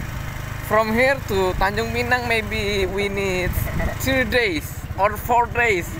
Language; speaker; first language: English; non-native, learner; Indonesian